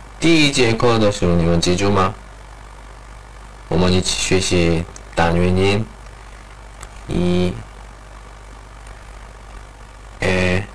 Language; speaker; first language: Chinese; non-native, learner; Korean